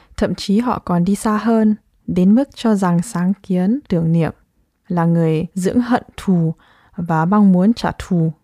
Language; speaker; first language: Vietnamese; early bilingual, heritage; Vietnamese